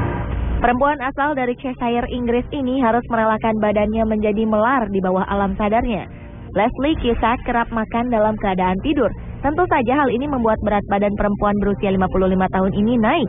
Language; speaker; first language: Indonesian; native; Indonesian